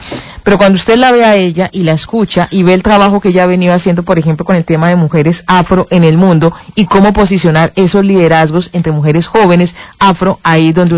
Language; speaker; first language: Spanish; native; Spanish